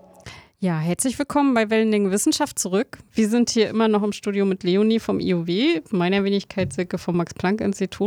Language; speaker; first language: German; native; German